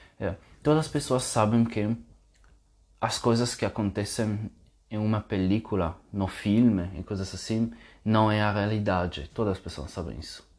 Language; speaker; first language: Portuguese; non-native, fluent; Italian